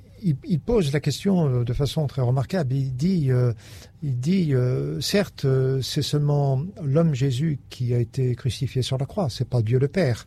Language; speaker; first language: French; native; French